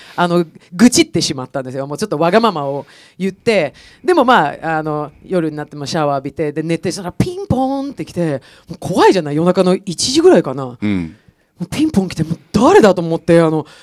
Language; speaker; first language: Japanese; non-native, fluent; Swedish